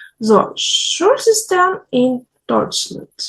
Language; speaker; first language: German; non-native, learner; Ukrainian